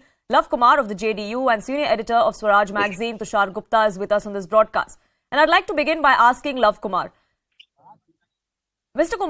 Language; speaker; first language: English; non-native, local second language; Hindi